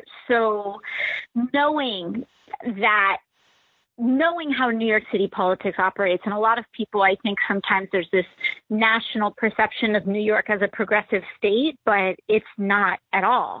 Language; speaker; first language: English; native; English